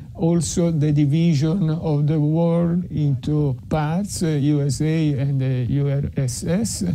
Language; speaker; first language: English; non-native, fluent; Italian